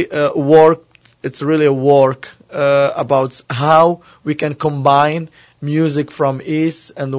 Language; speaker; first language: English; non-native, learner; Arabic